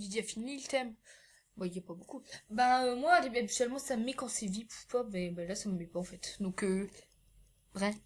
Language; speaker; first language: French; native; French